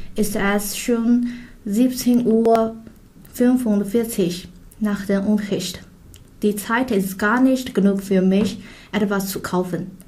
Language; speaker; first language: German; non-native, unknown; Chinese